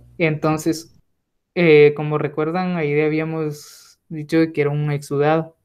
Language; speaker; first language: Spanish; native; Spanish